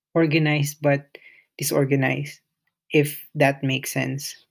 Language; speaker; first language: English; non-native, local second language; Filipino